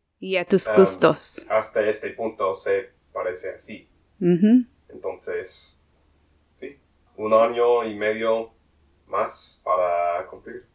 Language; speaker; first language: Spanish; non-native, learner; English